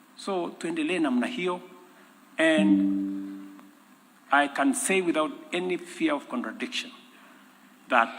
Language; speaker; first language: English; non-native, local second language; Kalenjin